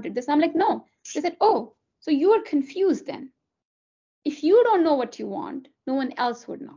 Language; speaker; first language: English; non-native, local second language; Hindi